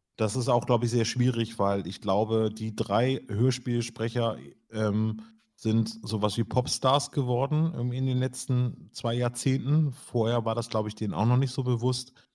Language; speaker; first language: German; native; German